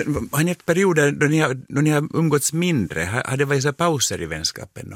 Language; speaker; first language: Swedish; native; Swedish